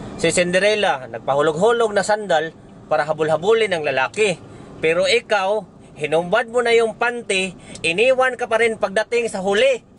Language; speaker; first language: Filipino; non-native, local second language; Cebuano